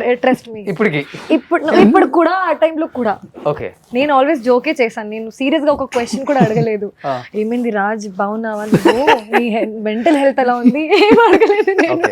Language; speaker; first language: Telugu; non-native, fluent; Hindi